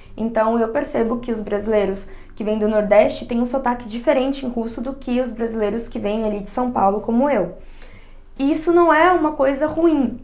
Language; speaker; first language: Portuguese; native; Portuguese